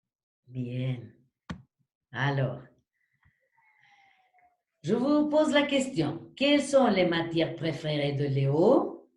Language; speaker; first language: French; non-native, fluent; Spanish